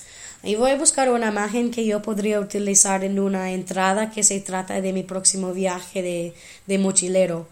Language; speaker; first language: Spanish; non-native, fluent; English